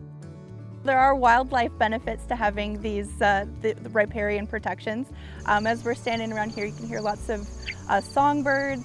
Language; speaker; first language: English; native; English